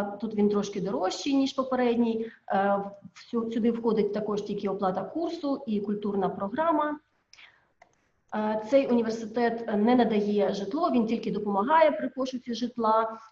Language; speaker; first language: Ukrainian; native; Ukrainian